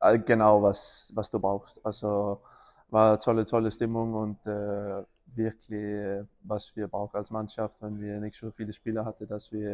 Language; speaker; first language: German; non-native, learner; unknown